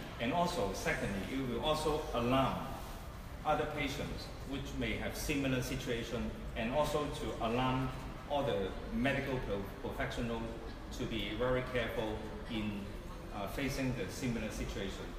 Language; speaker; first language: English; non-native, local second language; Cantonese